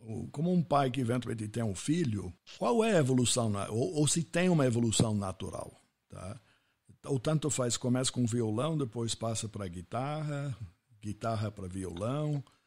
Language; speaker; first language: Portuguese; non-native, fluent; English